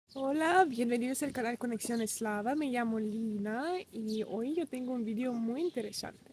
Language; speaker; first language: Spanish; non-native, fluent; Russian